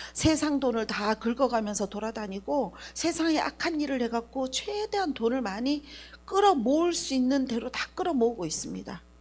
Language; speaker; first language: Korean; native; Korean